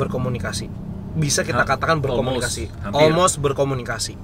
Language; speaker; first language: Indonesian; native; Indonesian